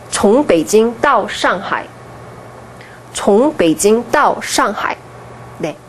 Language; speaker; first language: Chinese; non-native, fluent; Korean